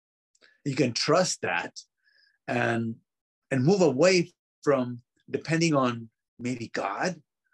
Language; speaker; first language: English; non-native, fluent; Spanish